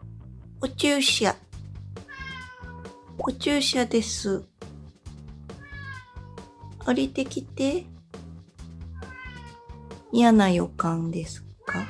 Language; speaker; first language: Japanese; native; Japanese